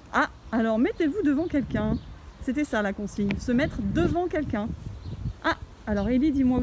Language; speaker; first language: French; native; French